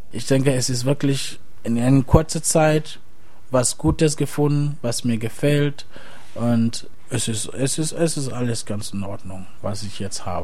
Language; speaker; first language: German; non-native, fluent; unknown